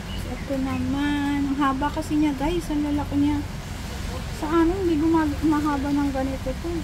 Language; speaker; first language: Filipino; non-native, local second language; Hiligaynon